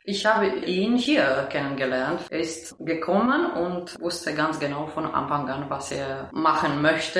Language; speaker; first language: German; non-native, fluent; Romanian